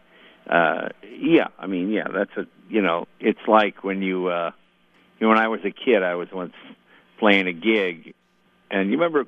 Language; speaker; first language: English; native; English